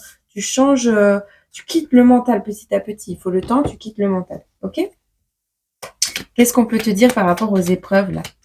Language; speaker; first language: French; native; French